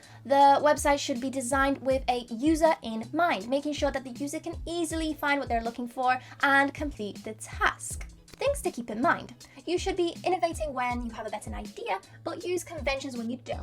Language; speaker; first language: English; non-native, fluent; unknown